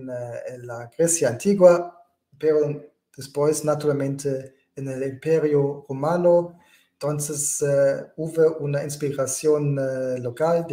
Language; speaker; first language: Spanish; non-native, fluent; German